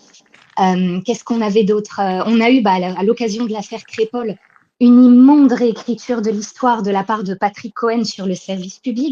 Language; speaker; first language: French; native; French